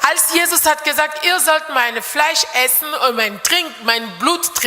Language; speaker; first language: German; non-native, fluent; French